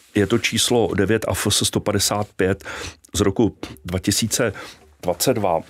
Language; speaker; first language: Czech; native; Czech